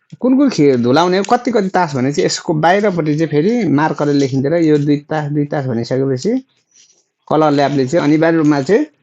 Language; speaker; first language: Nepali; native; Nepali